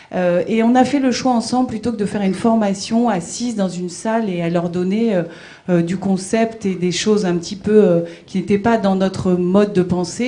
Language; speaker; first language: French; native; French